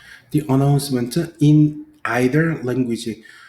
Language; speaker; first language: English; non-native, fluent; Korean